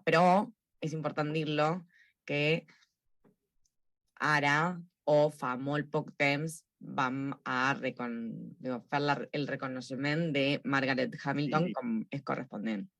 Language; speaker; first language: Catalan; non-native, local second language; Spanish